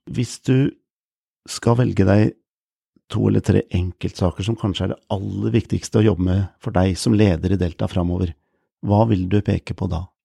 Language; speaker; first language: Norwegian; native; Norwegian